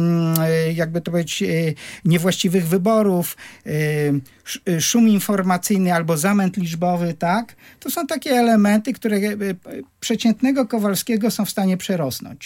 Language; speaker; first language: Polish; native; Polish